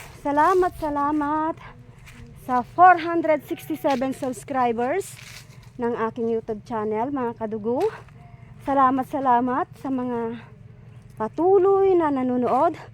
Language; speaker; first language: Filipino; non-native, local second language; Iloko